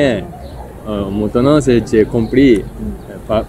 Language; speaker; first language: French; non-native, learner; Japanese